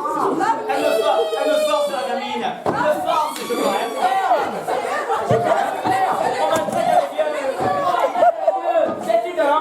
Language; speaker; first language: French; native; French